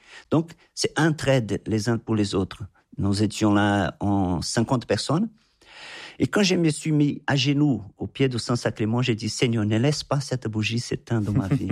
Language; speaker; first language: French; non-native, fluent; Portuguese